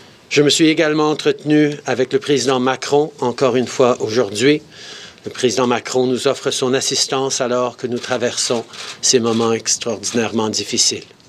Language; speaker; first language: French; native; French